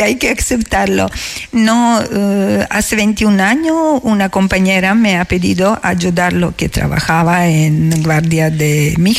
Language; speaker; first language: Spanish; non-native, fluent; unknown